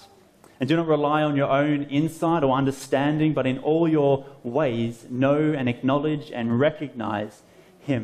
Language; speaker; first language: English; native; English